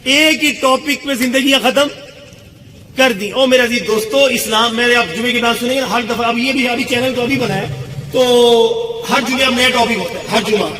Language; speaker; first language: Urdu; non-native, local second language; Punjabi